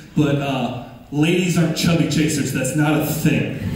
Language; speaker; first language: English; native; English